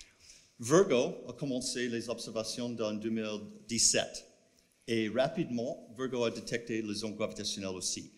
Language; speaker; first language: French; non-native, fluent; English